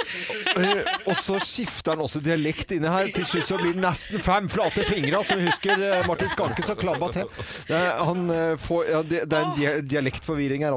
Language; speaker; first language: Norwegian; native; Norwegian